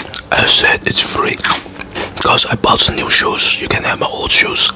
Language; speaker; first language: English; non-native, fluent; Dutch